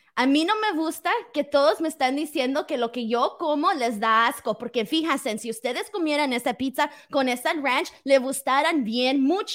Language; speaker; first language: Spanish; early bilingual, other home language; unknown